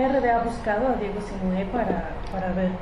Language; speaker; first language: Spanish; native; Spanish